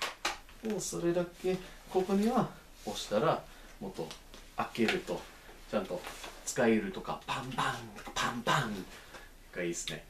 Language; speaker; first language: Japanese; non-native, learner; English